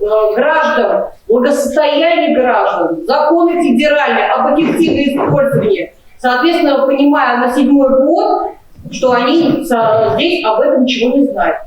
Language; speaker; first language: Russian; native; Russian